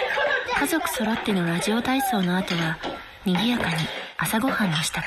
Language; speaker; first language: Japanese; native; Japanese